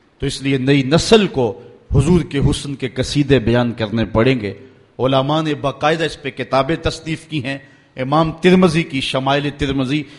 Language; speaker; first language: Urdu; native; Urdu